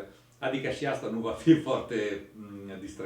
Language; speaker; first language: Romanian; non-native, learner; Italian